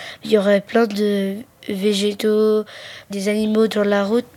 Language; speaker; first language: French; early bilingual, other home language; Arabic